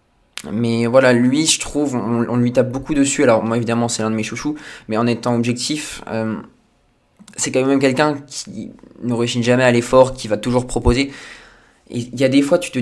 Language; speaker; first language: French; native; French